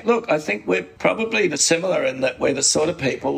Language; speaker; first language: English; native; English